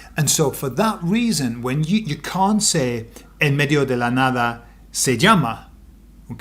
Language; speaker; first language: Spanish; non-native, fluent; English